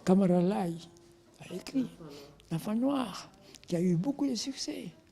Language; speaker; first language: French; non-native, local second language; Wolof